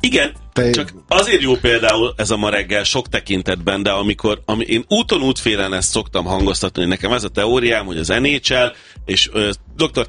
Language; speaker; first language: Hungarian; native; Hungarian